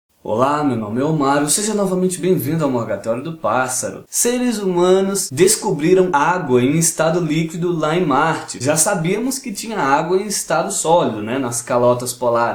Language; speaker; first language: Portuguese; native; Portuguese